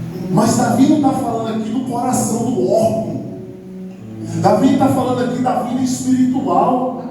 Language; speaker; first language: Portuguese; native; Portuguese